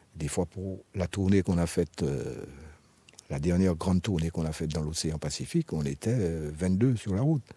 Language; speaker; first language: French; native; French